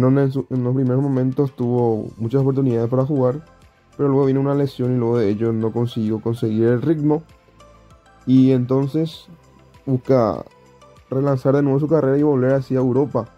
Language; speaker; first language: Spanish; native; Spanish